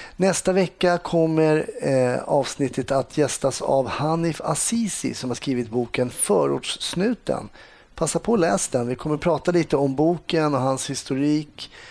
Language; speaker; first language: Swedish; native; Swedish